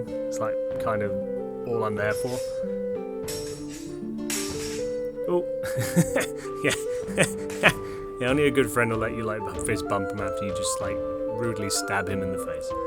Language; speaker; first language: English; native; English